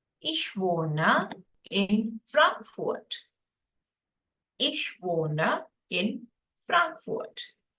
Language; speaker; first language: German; non-native, fluent; Hindi